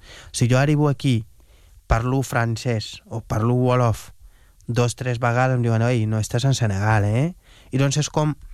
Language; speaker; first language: Catalan; non-native, fluent; Wolof